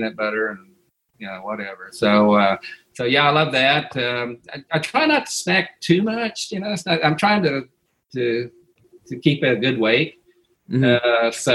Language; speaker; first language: English; native; English